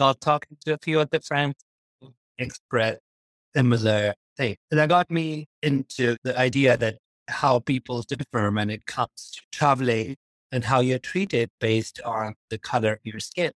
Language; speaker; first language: English; non-native, local second language; Urdu